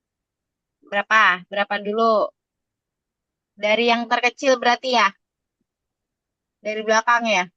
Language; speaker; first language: Indonesian; native; Indonesian